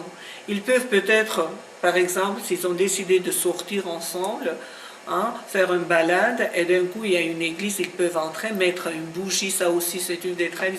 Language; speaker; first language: French; non-native, fluent; Armenian